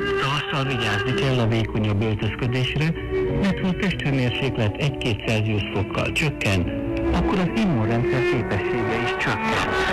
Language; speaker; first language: Hungarian; non-native, fluent; Chinese